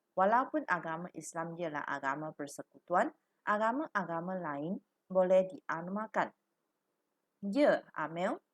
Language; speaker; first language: Malay; non-native, local second language; Chinese